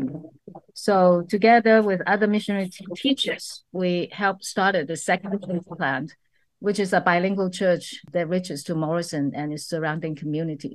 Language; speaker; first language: English; non-native, local second language; Cantonese